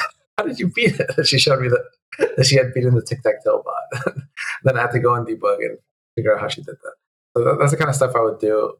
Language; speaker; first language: English; early bilingual, other home language; Spanish